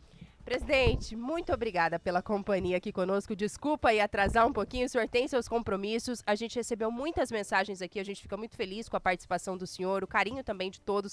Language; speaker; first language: Portuguese; native; Portuguese